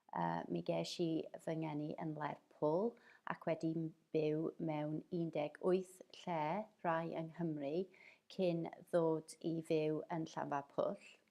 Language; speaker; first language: Welsh; non-native, fluent; English